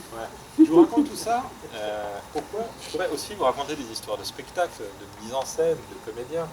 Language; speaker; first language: French; native; French